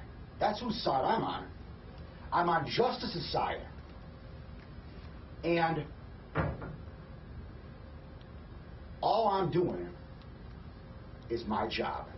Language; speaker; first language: English; native; English